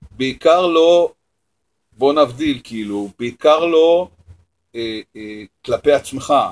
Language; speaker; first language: Hebrew; native; Hebrew